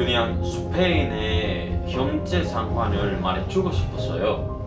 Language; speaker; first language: Korean; non-native, learner; Spanish